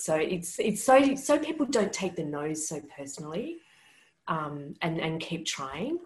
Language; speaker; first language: English; native; English